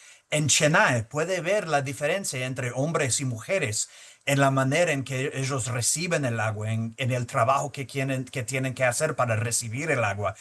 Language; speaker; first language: Spanish; early bilingual, heritage; Spanish